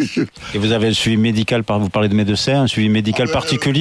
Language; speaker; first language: French; native; French